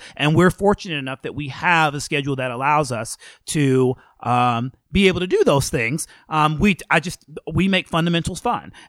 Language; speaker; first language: English; native; English